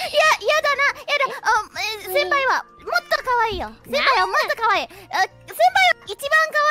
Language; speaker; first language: Japanese; non-native, learner; Indonesian